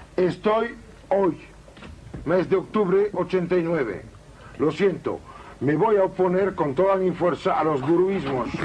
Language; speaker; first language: Spanish; non-native, fluent; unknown